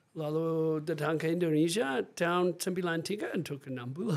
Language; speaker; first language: Indonesian; non-native, fluent; English